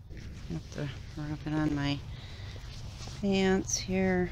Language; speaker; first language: English; native; English